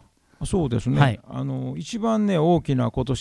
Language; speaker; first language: Japanese; native; Japanese